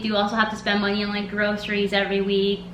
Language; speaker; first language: English; native; English